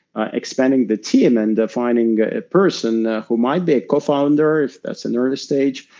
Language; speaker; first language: English; non-native, fluent; Russian